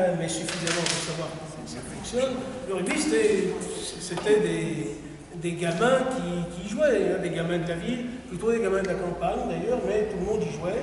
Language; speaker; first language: French; native; French